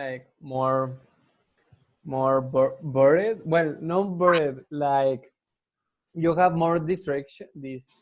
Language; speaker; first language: English; non-native, learner; Spanish